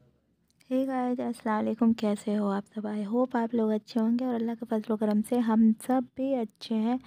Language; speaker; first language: Hindi; native; Hindi